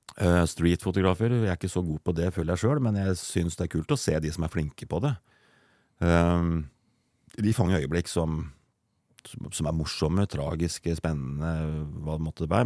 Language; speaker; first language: Norwegian; native; Norwegian